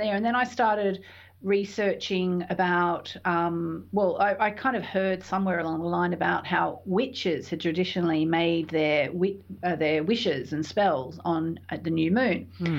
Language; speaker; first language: English; native; English